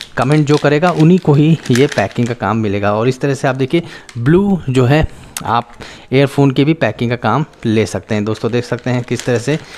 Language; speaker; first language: Hindi; native; Hindi